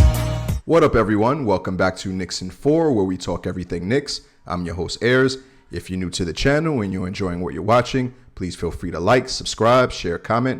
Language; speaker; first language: English; native; English